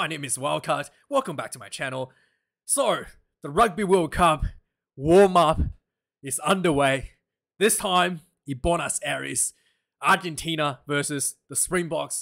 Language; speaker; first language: English; non-native, local second language; Afrikaans